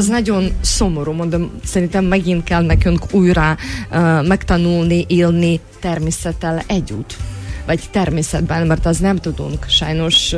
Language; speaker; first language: Hungarian; non-native, fluent; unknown